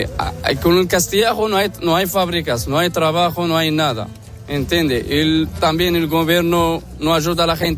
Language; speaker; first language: Spanish; non-native, learner; Arabic